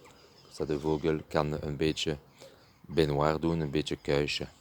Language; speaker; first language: Dutch; non-native, learner; French